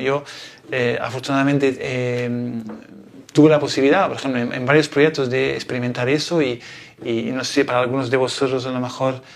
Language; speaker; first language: Spanish; non-native, fluent; Italian